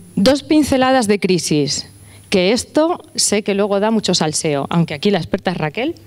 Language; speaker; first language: Spanish; native; Spanish